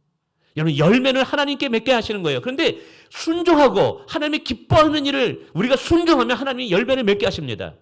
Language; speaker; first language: Korean; native; Korean